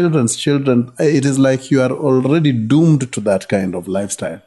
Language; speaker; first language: English; non-native, local second language; Luo (Kenya and Tanzania)